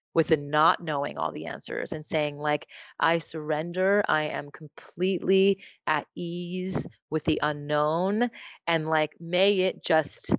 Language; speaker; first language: English; native; English